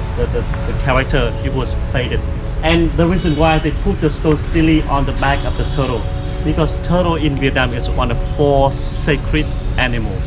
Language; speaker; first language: English; non-native, fluent; Vietnamese